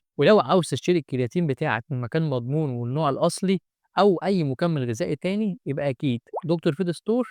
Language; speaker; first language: Arabic; native; Arabic